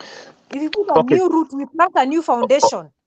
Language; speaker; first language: English; non-native, local second language; Swahili